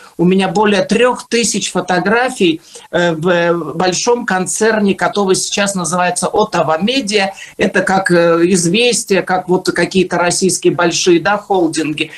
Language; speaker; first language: Russian; non-native, fluent; Finnish